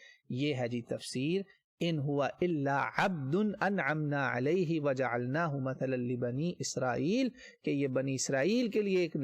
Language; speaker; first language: Urdu; native; Urdu